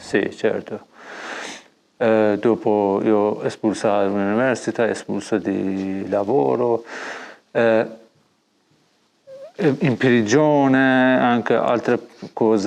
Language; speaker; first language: Italian; non-native, learner; Persian